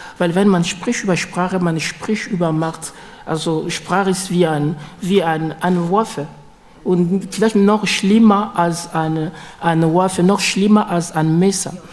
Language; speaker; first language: German; non-native, learner; Luba-Lulua